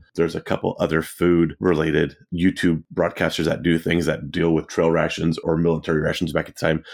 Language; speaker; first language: English; native; English